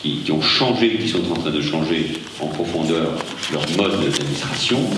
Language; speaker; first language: French; native; French